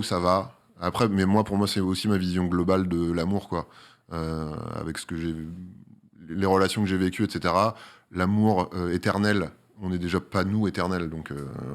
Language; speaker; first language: French; native; French